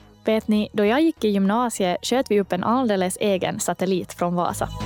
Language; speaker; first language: Swedish; native; Swedish